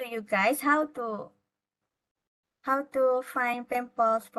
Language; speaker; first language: English; non-native, local second language; Malay